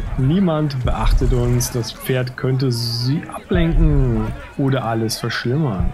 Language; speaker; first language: German; native; German